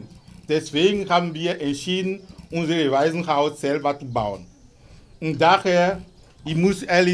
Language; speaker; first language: German; non-native, fluent; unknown